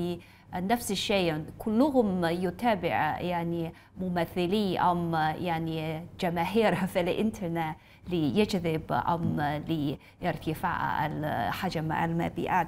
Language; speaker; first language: Arabic; non-native, fluent; Chinese